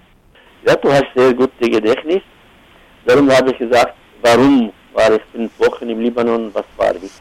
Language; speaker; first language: German; non-native, fluent; Arabic